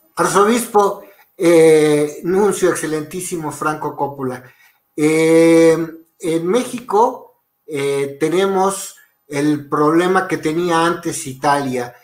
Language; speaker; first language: Spanish; native; Spanish